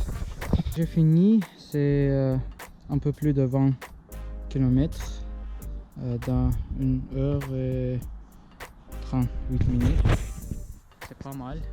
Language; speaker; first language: French; non-native, learner; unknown